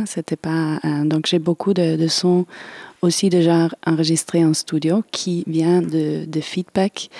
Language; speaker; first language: French; non-native, fluent; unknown